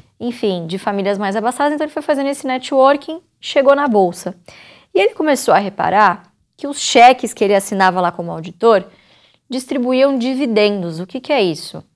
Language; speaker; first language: Portuguese; native; Portuguese